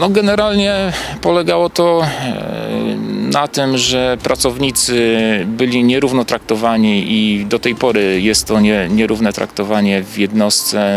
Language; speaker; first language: Polish; native; Polish